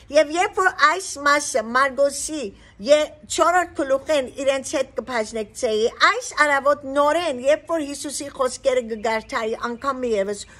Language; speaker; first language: Armenian; early bilingual, heritage; Armenian